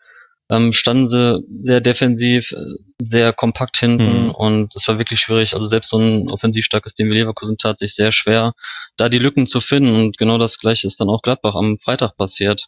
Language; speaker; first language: German; native; German